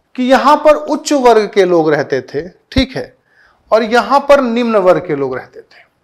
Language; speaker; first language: Hindi; native; Hindi